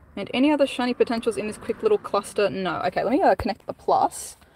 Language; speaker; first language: English; native; English